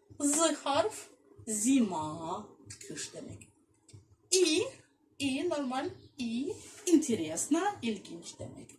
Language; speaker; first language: Turkish; non-native, fluent; Russian